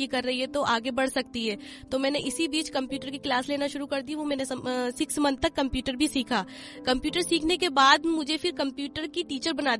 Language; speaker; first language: Hindi; native; Hindi